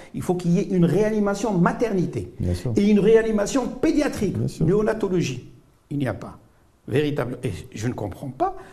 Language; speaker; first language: French; non-native, local second language; Arabic